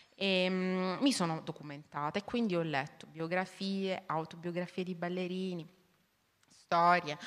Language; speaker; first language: Italian; native; Italian